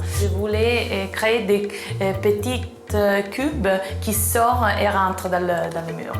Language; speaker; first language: French; non-native, fluent; Italian